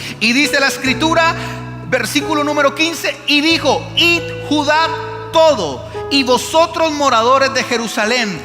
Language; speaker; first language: Spanish; native; Spanish